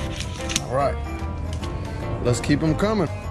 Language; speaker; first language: English; native; English